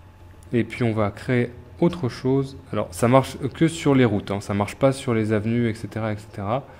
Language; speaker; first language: French; native; French